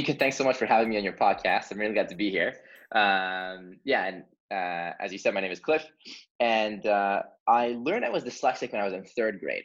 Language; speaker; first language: English; early bilingual, other home language; Hebrew